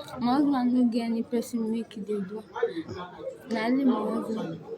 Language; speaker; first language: Nigerian Pidgin; non-native, local second language; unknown